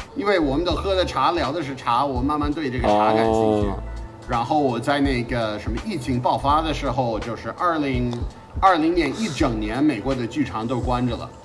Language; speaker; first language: Chinese; non-native, fluent; English